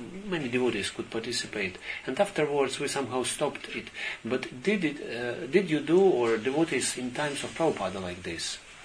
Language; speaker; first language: English; non-native, fluent; Russian